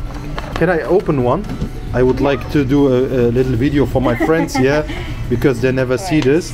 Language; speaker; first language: English; non-native, learner; German